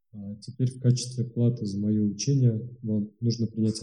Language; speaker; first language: Russian; native; Russian